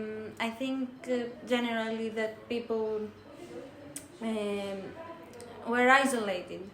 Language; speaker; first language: English; non-native, learner; Greek